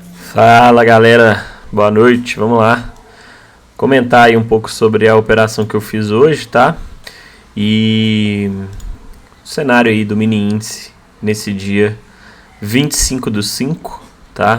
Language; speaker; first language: Portuguese; native; Portuguese